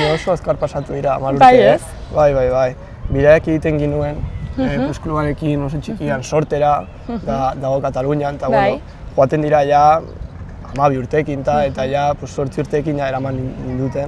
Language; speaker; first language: Basque; non-native, local second language; Spanish